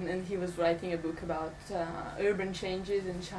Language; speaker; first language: English; non-native, fluent; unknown